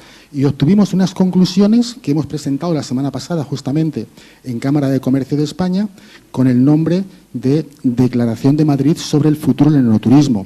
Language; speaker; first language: Spanish; native; Spanish